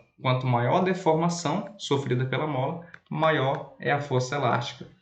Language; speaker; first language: Portuguese; native; Portuguese